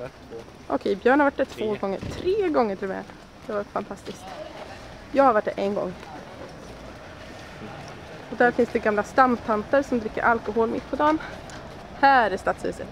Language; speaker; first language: Swedish; native; Swedish